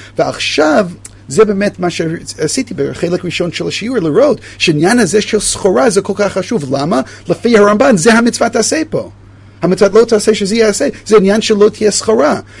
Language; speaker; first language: Hebrew; non-native, fluent; English